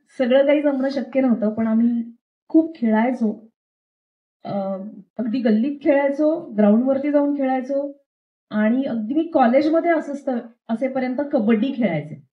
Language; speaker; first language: Marathi; native; Marathi